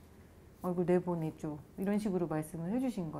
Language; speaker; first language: Korean; native; Korean